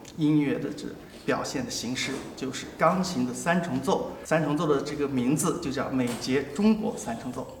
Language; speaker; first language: Chinese; native; Chinese